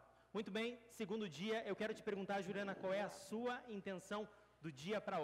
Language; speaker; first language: Portuguese; native; Portuguese